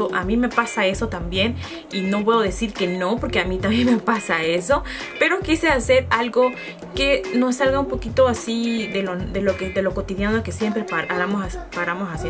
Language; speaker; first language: Spanish; native; Spanish